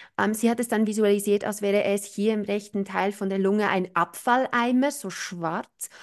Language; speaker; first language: German; non-native, fluent; English